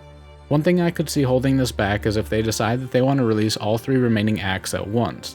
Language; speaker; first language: English; native; English